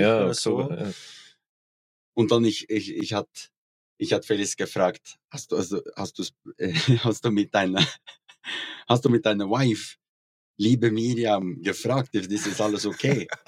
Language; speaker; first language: German; non-native, learner; Norwegian